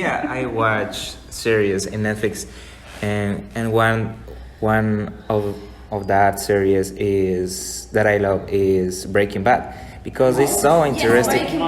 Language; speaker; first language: English; non-native, learner; Spanish